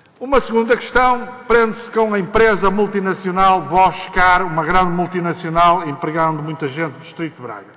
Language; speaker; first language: Portuguese; native; Portuguese